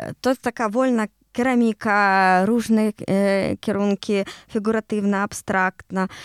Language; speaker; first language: Polish; non-native, learner; Ukrainian